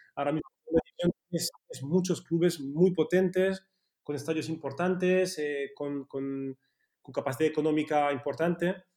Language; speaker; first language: Spanish; early bilingual, heritage; Spanish